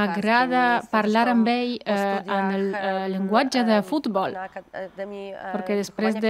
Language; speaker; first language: Catalan; non-native, learner; Polish